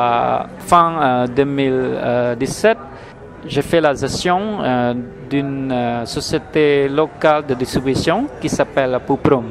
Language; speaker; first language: French; non-native, fluent; Khmer